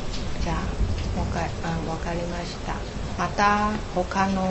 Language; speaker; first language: Japanese; non-native, learner; Chinese